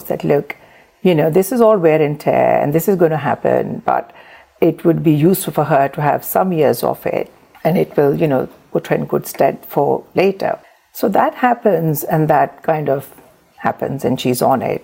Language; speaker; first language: English; non-native, local second language; Urdu